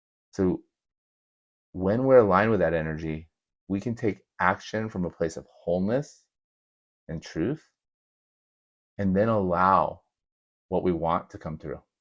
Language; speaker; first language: English; native; English